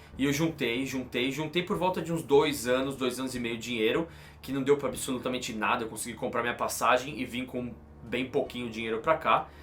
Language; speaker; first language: Portuguese; native; Portuguese